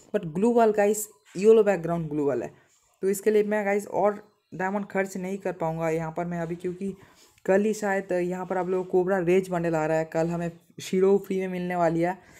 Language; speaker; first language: Hindi; non-native, local second language; Bangla